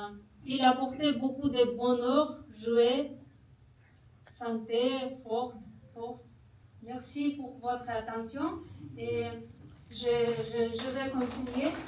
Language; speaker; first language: French; non-native, learner; Kazakh